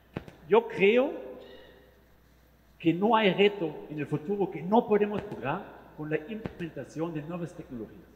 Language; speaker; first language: Spanish; non-native, fluent; German